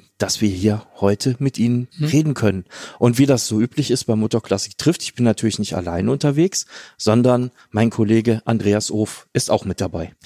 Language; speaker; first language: German; native; German